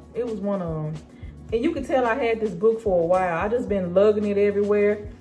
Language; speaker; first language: English; native; English